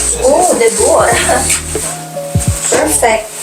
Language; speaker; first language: Swedish; non-native, learner; Filipino